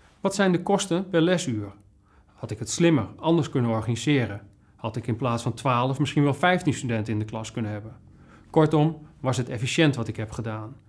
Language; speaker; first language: Dutch; native; Dutch